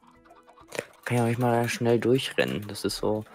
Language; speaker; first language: German; native; German